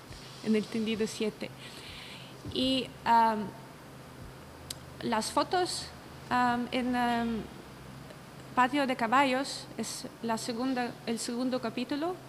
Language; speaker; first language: Spanish; non-native, learner; Russian